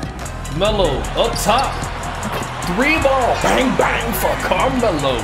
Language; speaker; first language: English; native; English